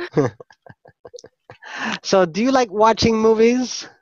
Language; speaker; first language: English; non-native, fluent; Filipino